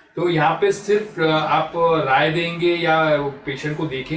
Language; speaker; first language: Hindi; non-native, local second language; Marathi